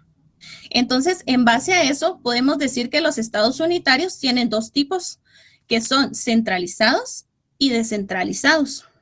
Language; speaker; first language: Spanish; native; Spanish